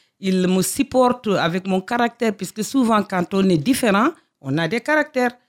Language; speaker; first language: French; non-native, local second language; Fula